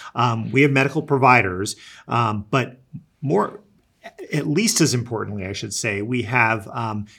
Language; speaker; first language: English; native; English